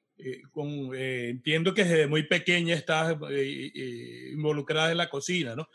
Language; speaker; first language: Spanish; native; Spanish